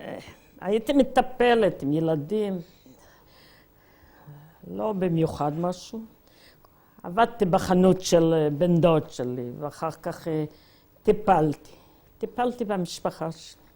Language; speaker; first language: Hebrew; non-native, fluent; Yiddish